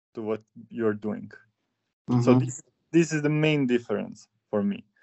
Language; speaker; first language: English; non-native, fluent; Serbian